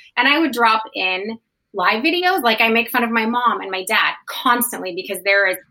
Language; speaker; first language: English; native; English